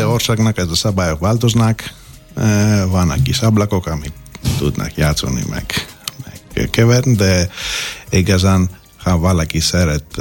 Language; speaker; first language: Hungarian; non-native, learner; Greek